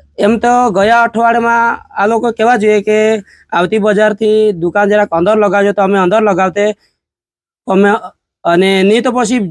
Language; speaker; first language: Gujarati; non-native, local second language; Bhili